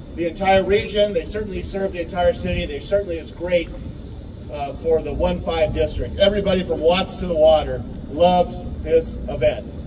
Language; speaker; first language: English; native; English